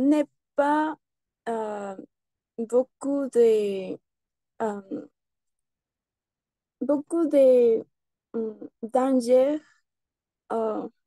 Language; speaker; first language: French; non-native, learner; Spanish